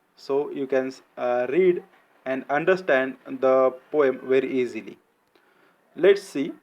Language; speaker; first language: English; non-native, local second language; Marathi